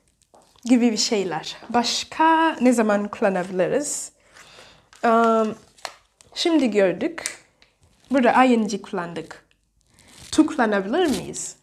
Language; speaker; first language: Turkish; non-native, fluent; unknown